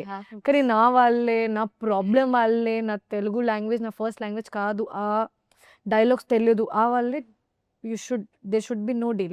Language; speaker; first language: Telugu; non-native, fluent; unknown